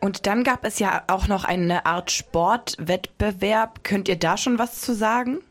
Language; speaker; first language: German; native; German